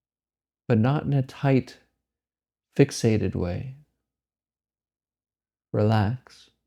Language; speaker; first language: English; native; English